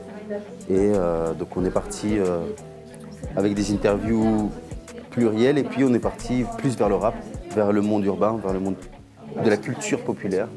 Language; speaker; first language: French; native; French